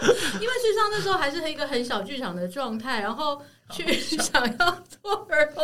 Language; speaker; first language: Chinese; native; Chinese